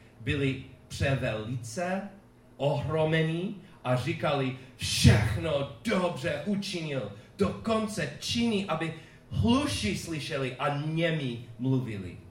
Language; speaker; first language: Czech; non-native, fluent; English